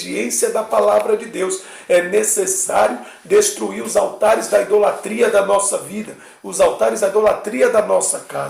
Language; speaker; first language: Portuguese; native; Portuguese